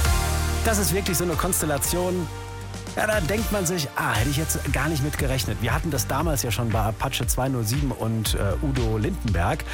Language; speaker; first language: German; native; German